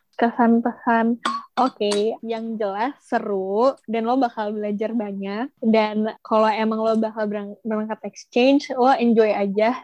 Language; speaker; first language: Indonesian; native; Indonesian